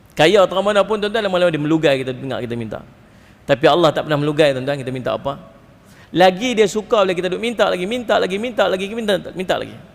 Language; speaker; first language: Malay; native; Malay